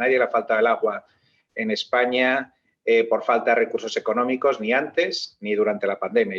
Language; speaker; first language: Spanish; native; Spanish